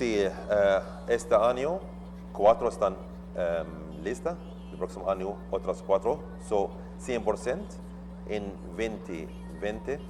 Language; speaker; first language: Spanish; non-native, learner; Arabic